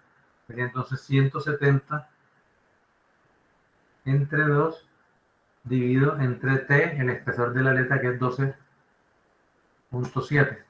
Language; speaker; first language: Spanish; native; Spanish